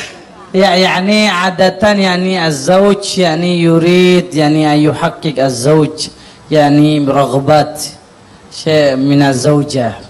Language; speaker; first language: Arabic; non-native, learner; Indonesian